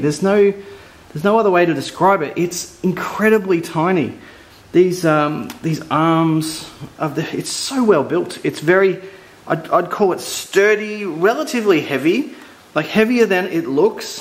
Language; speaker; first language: English; native; English